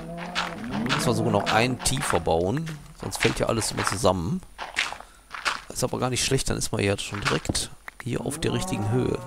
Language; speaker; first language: German; native; German